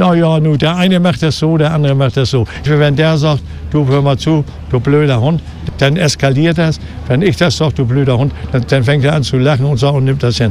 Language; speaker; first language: German; native; German